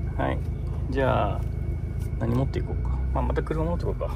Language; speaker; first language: Japanese; native; Japanese